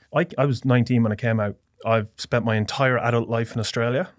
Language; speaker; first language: English; native; English